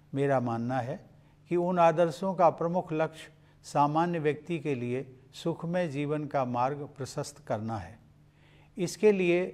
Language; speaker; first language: Hindi; native; Hindi